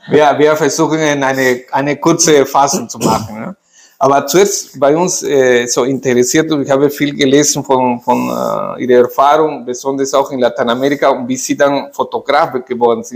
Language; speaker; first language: German; non-native, fluent; Spanish